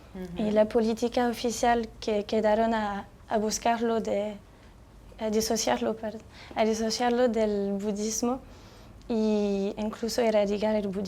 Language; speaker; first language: Spanish; non-native, fluent; French